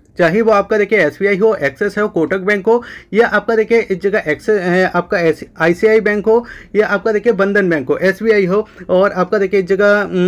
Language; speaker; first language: Hindi; native; Hindi